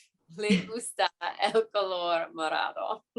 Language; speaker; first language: Spanish; non-native, learner; English